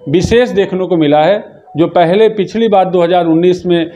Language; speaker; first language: Hindi; native; Hindi